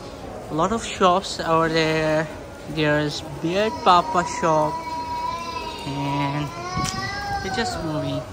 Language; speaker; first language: English; non-native, local second language; Urdu